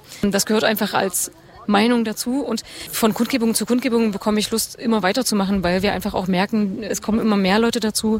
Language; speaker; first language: German; native; German